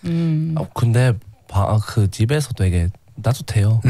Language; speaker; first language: Korean; non-native, learner; English